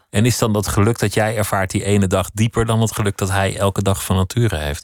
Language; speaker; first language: Dutch; native; Dutch